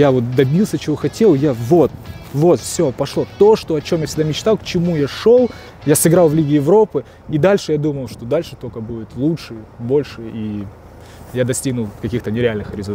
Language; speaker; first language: Russian; native; Russian